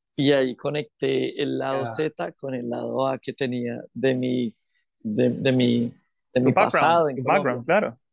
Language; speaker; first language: Spanish; native; Spanish